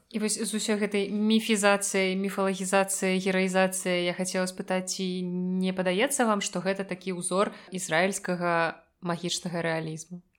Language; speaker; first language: Belarusian; native; Belarusian